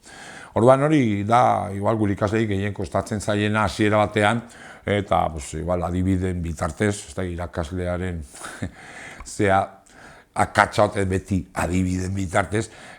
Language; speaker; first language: Basque; non-native, local second language; Spanish